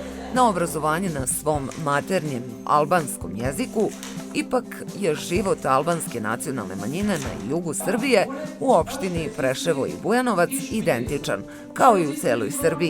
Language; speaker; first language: Serbian; native; Serbian